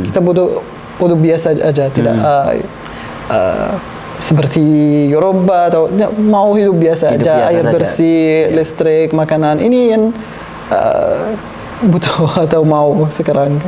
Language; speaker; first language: Indonesian; non-native, learner; Arabic